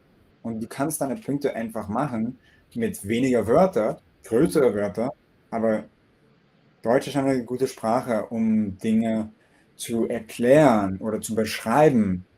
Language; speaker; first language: German; non-native, fluent; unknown